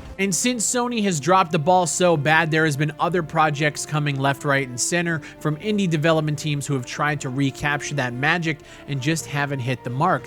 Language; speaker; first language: English; native; English